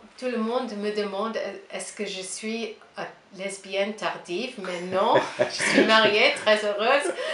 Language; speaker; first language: French; non-native, learner; English